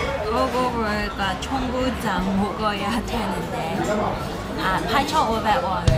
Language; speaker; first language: Korean; non-native, learner; Cantonese